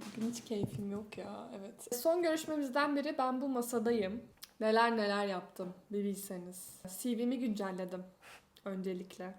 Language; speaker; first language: Turkish; native; Turkish